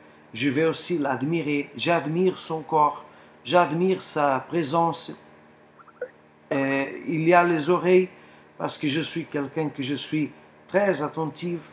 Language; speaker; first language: French; non-native, fluent; Portuguese